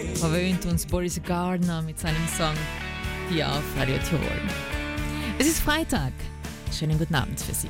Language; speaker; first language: German; native; German